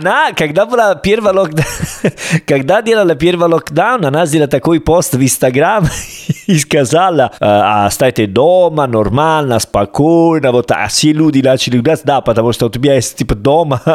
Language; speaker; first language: Russian; non-native, learner; Italian